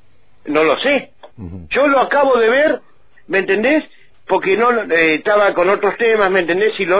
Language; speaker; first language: Spanish; native; Spanish